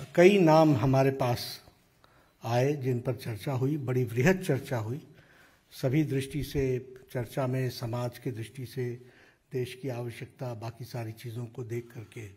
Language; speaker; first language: Hindi; native; Hindi